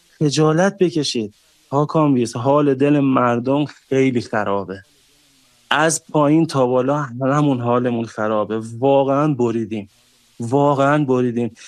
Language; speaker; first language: Persian; native; Persian